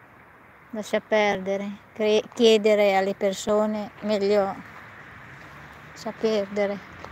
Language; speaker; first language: Italian; non-native, fluent; Filipino